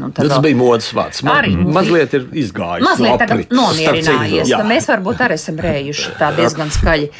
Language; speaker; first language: Latvian; native; Latvian